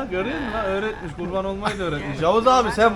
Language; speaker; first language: Turkish; native; Turkish